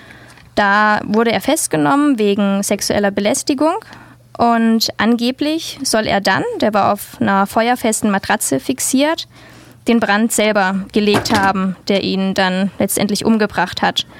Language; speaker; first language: German; native; German